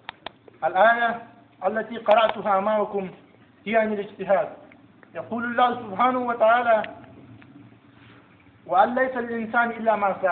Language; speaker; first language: Arabic; non-native, learner; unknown